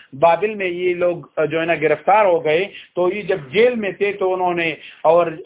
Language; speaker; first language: Urdu; non-native, local second language; Pashto